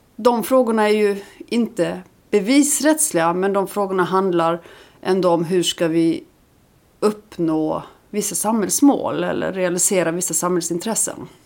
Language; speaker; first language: Swedish; early bilingual, other home language; Icelandic